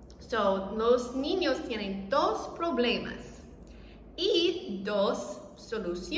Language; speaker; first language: Spanish; non-native, fluent; English